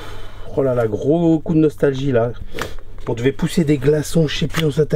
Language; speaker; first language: French; native; French